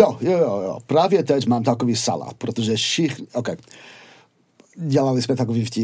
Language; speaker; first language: Czech; non-native, fluent; English